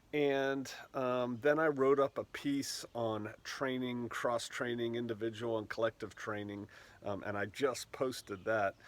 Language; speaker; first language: English; native; English